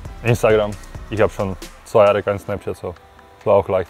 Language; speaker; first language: German; non-native, fluent; Czech